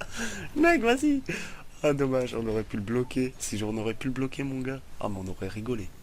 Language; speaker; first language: French; native; French